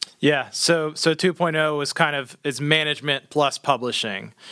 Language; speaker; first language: English; native; English